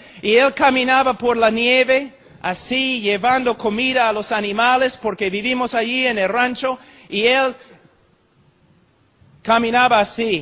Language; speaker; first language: Spanish; non-native, fluent; English